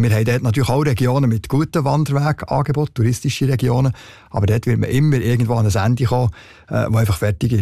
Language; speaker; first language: German; native; German